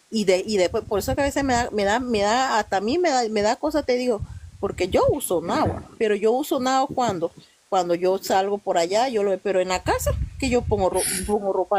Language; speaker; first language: Spanish; non-native, local second language; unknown